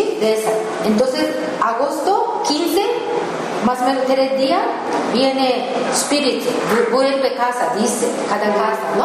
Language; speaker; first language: Spanish; non-native, learner; Japanese